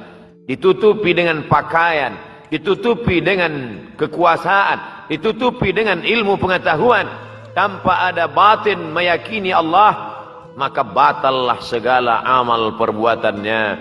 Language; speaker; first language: Malay; native; Malay